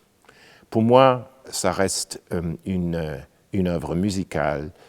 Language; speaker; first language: French; non-native, fluent; English